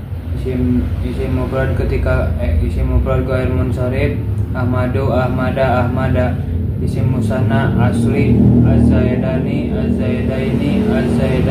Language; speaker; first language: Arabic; non-native, learner; Indonesian